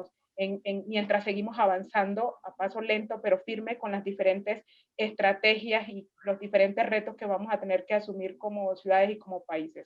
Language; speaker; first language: Spanish; native; Spanish